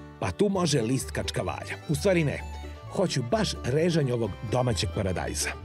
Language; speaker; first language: Serbian; native; Serbian